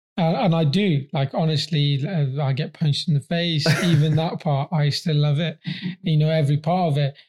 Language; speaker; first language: English; early bilingual, other home language; Persian